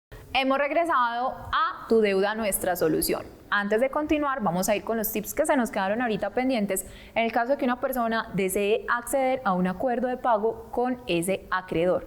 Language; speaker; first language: Spanish; native; Spanish